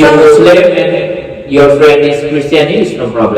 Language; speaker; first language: English; non-native, learner; Indonesian